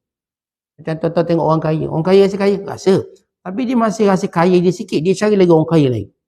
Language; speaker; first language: Malay; native; Malay